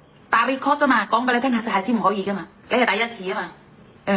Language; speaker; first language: Cantonese; non-native, fluent; Indonesian